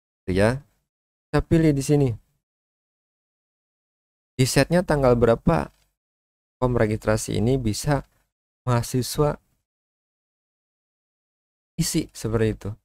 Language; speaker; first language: Indonesian; native; Indonesian